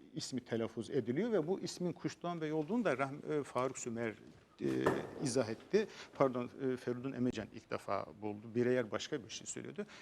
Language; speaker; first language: Turkish; native; Turkish